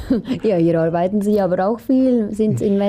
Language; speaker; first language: German; native; German